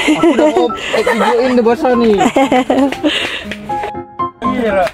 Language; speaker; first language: Malay; native; Malay